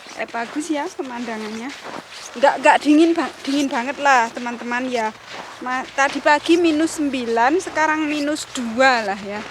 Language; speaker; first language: Indonesian; native; Indonesian